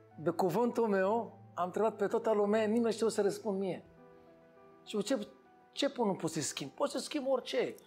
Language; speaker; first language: Romanian; non-native, learner; Hebrew